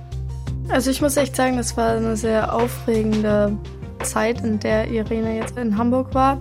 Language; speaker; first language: German; native; German